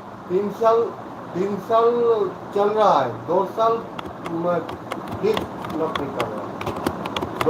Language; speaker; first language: Hindi; non-native, local second language; Santali